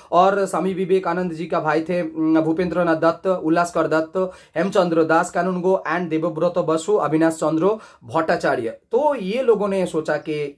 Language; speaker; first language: Hindi; non-native, local second language; Bangla